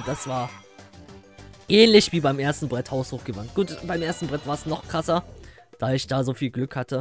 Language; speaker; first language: German; native; German